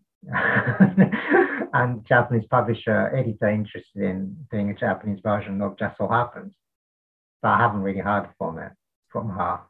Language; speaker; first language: English; non-native, fluent; Japanese